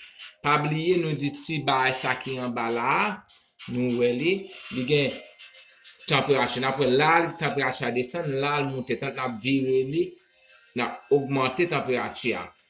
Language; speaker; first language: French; non-native, local second language; Haitian Creole